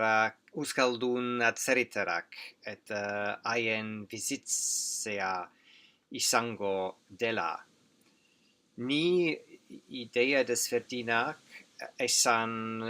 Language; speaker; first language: Basque; non-native, learner; English